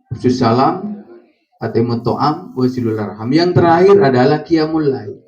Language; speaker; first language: Indonesian; non-native, local second language; Madurese